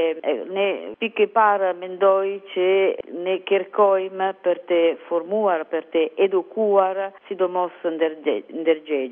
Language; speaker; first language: Albanian; non-native, learner; Italian